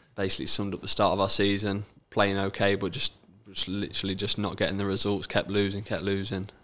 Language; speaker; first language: English; native; English